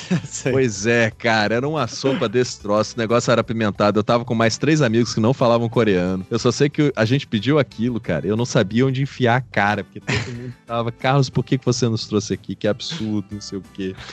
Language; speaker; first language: Portuguese; native; Portuguese